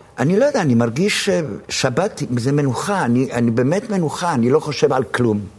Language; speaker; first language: Hebrew; early bilingual, other home language; Arabic